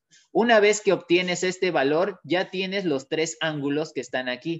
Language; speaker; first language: Spanish; native; Spanish